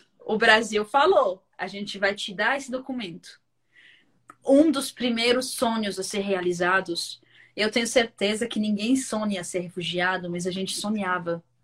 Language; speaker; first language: Portuguese; non-native, fluent; Arabic